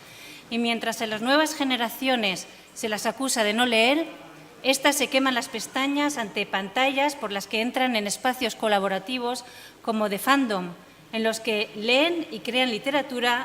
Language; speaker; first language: Spanish; native; Spanish